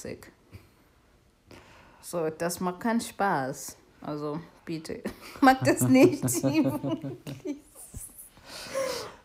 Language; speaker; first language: German; non-native, learner; North Ndebele